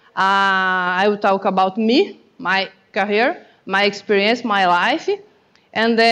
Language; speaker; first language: English; non-native, learner; Portuguese